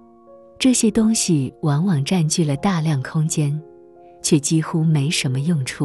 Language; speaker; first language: Chinese; native; Chinese